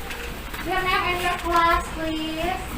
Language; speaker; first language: English; non-native, fluent; Indonesian